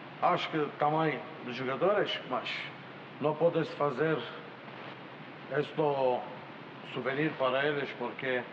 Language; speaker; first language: Portuguese; non-native, fluent; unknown